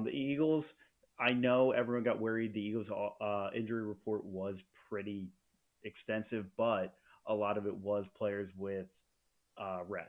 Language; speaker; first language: English; native; English